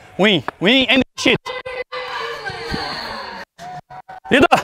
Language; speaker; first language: English; non-native, learner; Portuguese